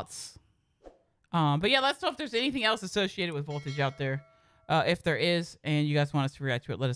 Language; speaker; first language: English; native; English